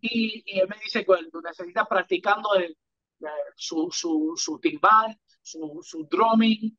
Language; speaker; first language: Spanish; early bilingual, heritage; English